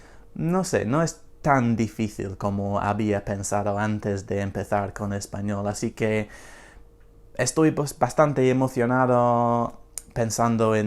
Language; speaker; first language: Spanish; non-native, fluent; English